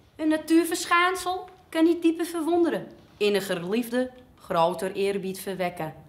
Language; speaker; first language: Dutch; native; Dutch